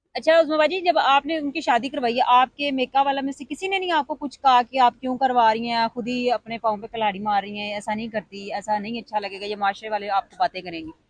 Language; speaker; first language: Urdu; non-native, local second language; Punjabi